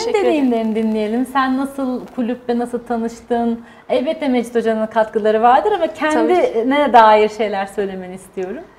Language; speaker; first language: Turkish; native; Turkish